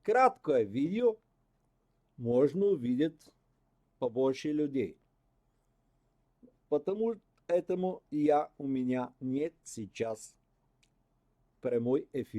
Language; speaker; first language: Russian; non-native, learner; Bulgarian